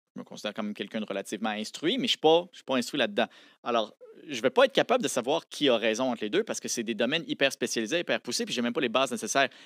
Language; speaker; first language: French; native; French